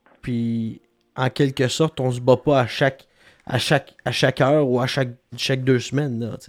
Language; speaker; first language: French; native; French